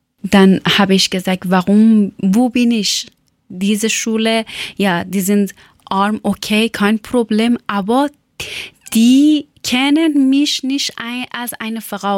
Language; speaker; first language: German; non-native, learner; Persian